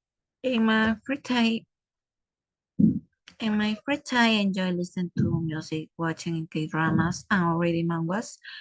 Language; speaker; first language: English; non-native, learner; Spanish